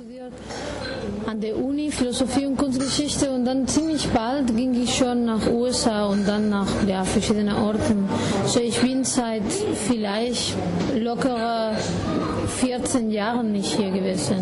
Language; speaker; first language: German; non-native, fluent; Galician